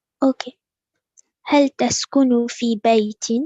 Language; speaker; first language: Arabic; non-native, learner; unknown